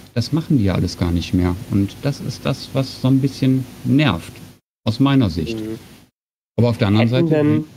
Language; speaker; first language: German; native; German